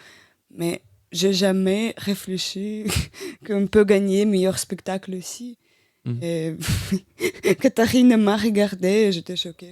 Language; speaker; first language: French; non-native, learner; Russian